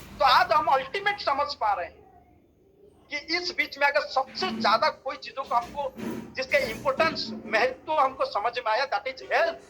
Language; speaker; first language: Hindi; non-native, local second language; Odia